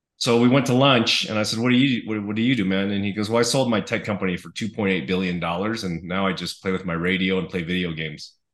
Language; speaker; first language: English; native; English